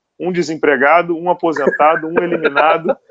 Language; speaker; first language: Portuguese; native; Portuguese